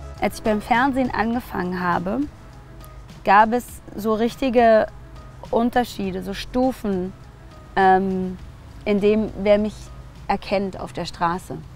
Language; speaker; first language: German; early bilingual, other home language; Tigrinya